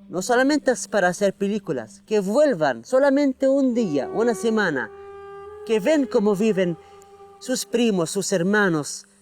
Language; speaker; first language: Spanish; non-native, fluent; Arabic